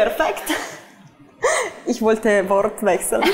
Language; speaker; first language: German; non-native, fluent; Italian